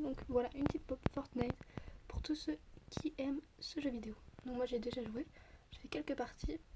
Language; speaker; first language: French; native; French